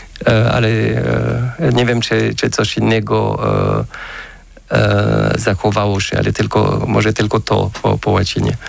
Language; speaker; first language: Polish; non-native, fluent; French